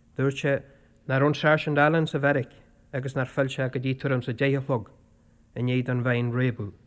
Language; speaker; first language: Irish; native; Irish